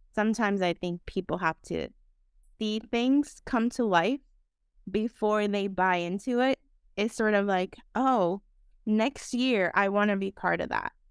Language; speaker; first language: English; non-native, fluent; Spanish